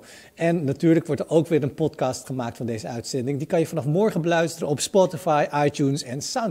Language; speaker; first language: Dutch; native; Dutch